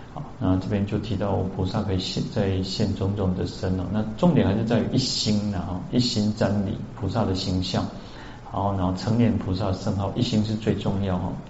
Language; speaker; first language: Chinese; native; Chinese